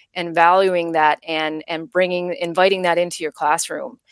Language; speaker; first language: English; native; English